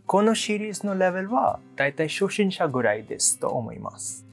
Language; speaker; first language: Japanese; non-native, learner; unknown